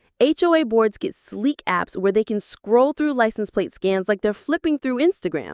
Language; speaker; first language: English; native; English